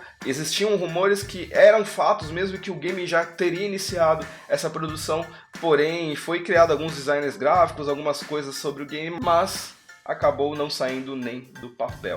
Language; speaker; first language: Portuguese; native; Portuguese